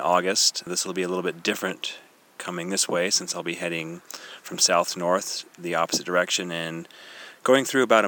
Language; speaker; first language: English; native; English